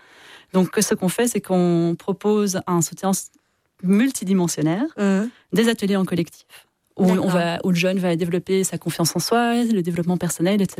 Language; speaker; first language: French; native; French